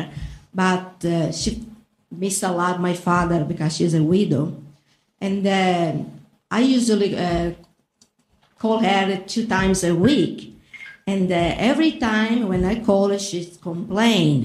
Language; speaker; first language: English; non-native, learner; Italian